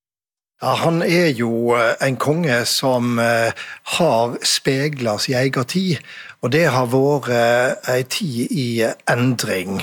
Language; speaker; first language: Norwegian; native; Norwegian